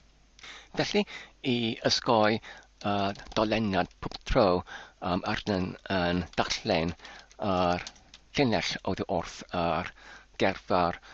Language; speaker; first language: Welsh; non-native, learner; English